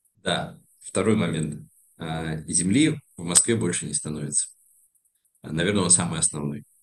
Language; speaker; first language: Russian; native; Russian